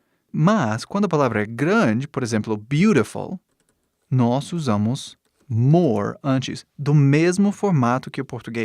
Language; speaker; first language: Portuguese; non-native, fluent; English